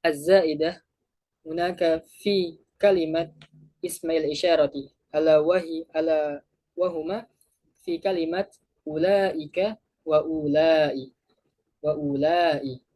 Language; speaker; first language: Arabic; non-native, fluent; Indonesian